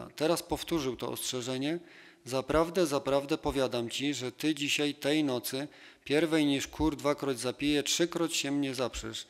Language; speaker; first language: Polish; native; Polish